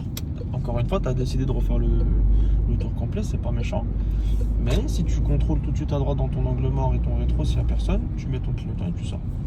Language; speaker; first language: French; native; French